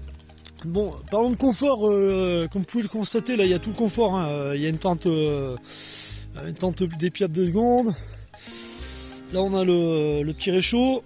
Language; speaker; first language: French; native; French